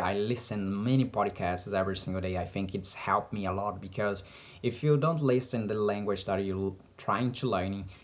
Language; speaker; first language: English; non-native, learner; Portuguese